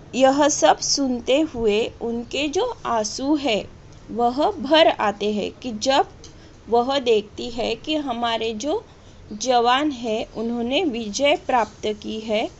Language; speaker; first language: Hindi; non-native, local second language; Marathi